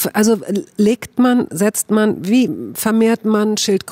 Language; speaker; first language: German; native; German